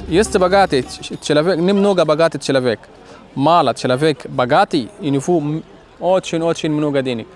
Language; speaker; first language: Russian; non-native, learner; Arabic